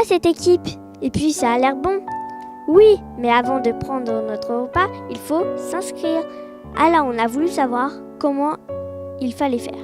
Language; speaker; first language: French; native; French